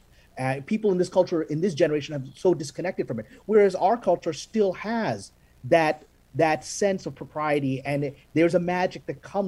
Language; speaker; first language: English; non-native, local second language; Urdu